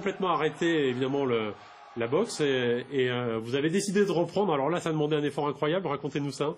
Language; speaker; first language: French; native; French